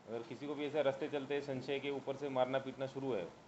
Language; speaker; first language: Hindi; non-native, local second language; Marathi